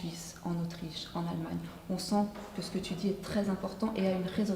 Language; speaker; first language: French; native; French